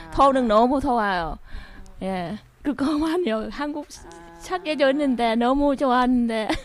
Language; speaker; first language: Korean; non-native, learner; Vietnamese